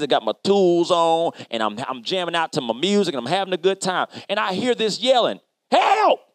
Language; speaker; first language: English; native; English